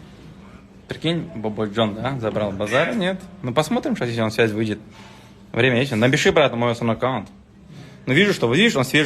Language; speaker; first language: Russian; native; Russian